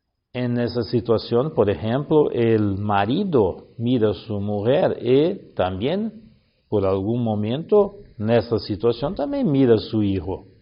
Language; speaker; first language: Spanish; non-native, learner; Portuguese